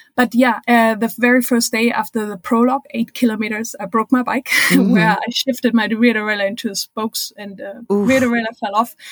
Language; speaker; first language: English; non-native, fluent; German